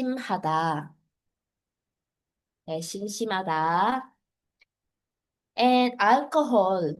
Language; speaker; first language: Korean; non-native, fluent; Filipino